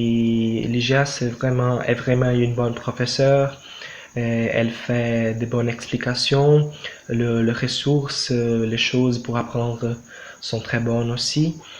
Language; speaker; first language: French; non-native, learner; Portuguese